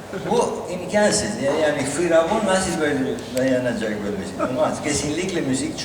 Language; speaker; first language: Turkish; non-native, learner; Spanish